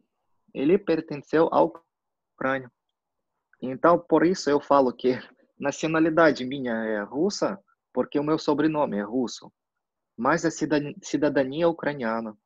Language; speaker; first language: Portuguese; non-native, fluent; Russian